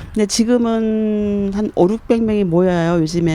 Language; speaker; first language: Korean; native; Korean